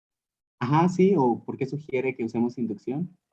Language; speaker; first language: Spanish; native; Spanish